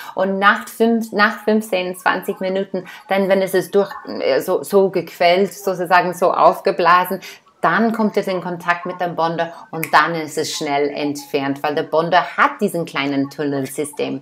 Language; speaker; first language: German; non-native, fluent; English